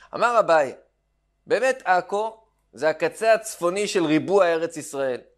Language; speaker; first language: Hebrew; native; Hebrew